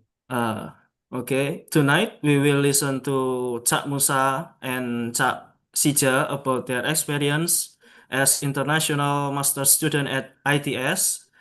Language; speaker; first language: English; non-native, local second language; Javanese